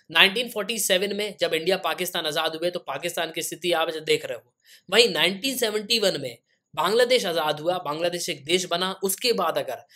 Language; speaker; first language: Hindi; native; Hindi